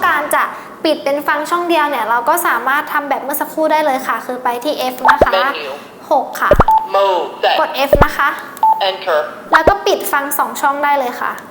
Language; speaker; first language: Thai; native; Thai